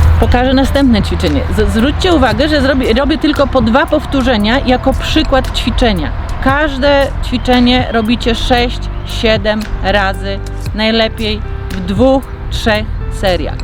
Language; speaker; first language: Polish; native; Polish